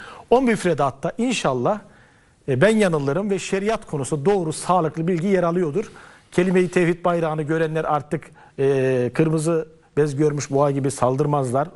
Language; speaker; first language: Turkish; native; Turkish